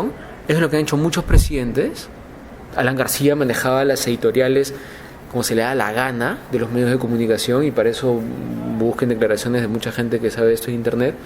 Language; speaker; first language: Spanish; native; Spanish